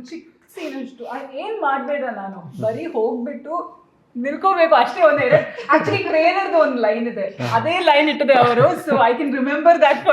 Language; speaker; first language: Kannada; non-native, local second language; Malayalam